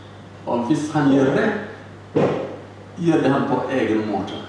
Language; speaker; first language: Norwegian; non-native, fluent; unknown